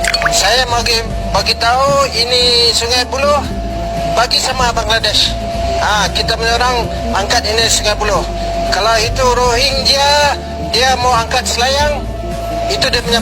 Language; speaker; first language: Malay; non-native, learner; Bangla